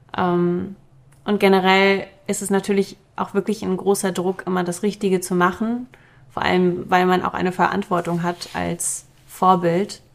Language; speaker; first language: German; early bilingual, other home language; Russian